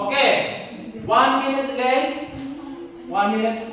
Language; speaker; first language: English; non-native, learner; Indonesian